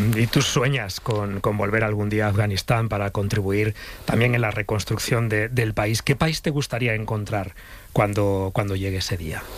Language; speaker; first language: Spanish; native; Spanish